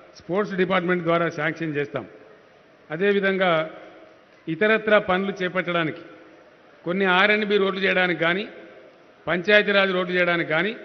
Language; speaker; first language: Telugu; native; Telugu